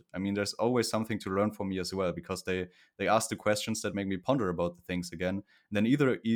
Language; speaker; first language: English; non-native, fluent; German